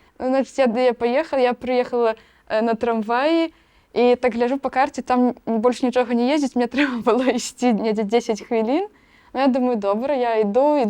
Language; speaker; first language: Belarusian; native; Belarusian